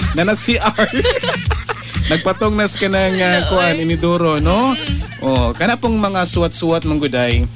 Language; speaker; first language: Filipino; non-native, local second language; Cebuano